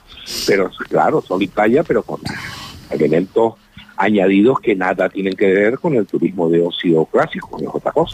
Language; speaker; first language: Spanish; native; Spanish